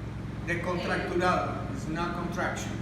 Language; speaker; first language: English; non-native, fluent; Spanish